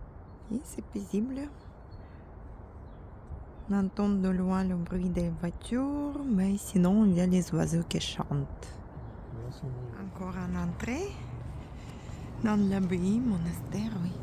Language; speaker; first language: French; non-native, fluent; Russian